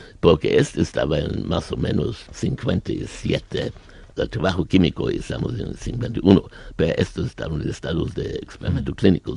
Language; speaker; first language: Spanish; non-native, learner; German